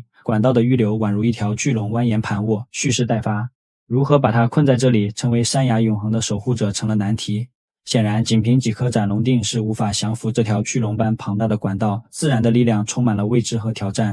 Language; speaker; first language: Chinese; native; Chinese